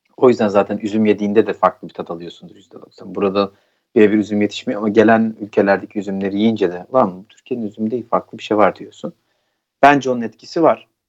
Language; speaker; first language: Turkish; native; Turkish